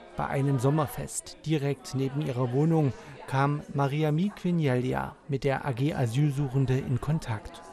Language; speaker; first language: German; native; German